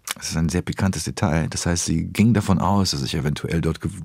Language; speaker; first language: German; early bilingual, other home language; Polish